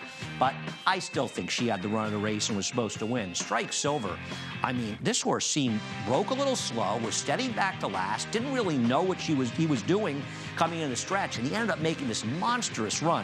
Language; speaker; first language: English; native; English